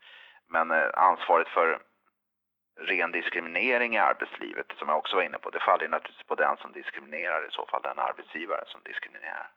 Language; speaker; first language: Swedish; native; Swedish